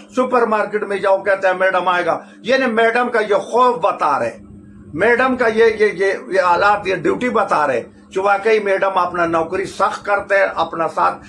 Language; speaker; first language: Urdu; non-native, local second language; Pashto